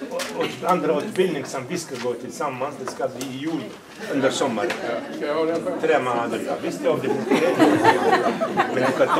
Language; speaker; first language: Swedish; non-native, fluent; Arabic